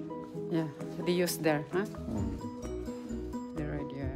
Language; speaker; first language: English; non-native, learner; Filipino